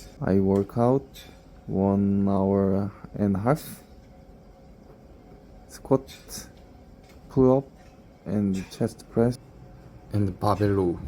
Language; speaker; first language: English; non-native, learner; Korean